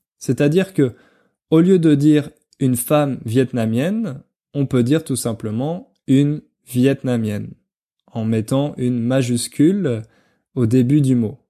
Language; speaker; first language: French; native; French